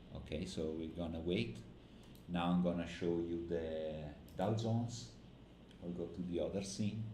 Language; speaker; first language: English; non-native, fluent; Italian